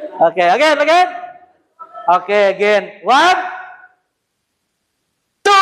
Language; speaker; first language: English; non-native, learner; Indonesian